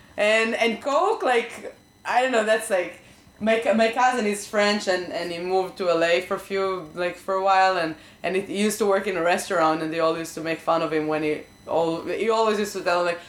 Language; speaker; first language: English; non-native, fluent; Hebrew